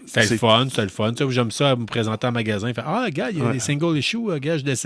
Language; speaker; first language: French; native; French